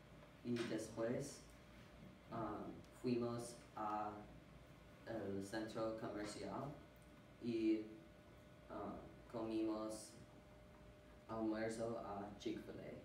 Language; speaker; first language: Spanish; non-native, learner; English